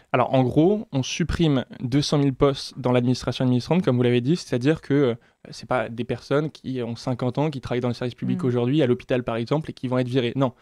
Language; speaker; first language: French; native; French